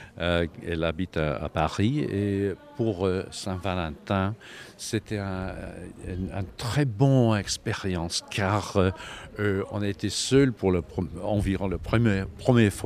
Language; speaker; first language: French; non-native, learner; English